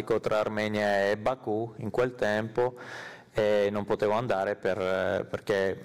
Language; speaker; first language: Italian; non-native, fluent; Armenian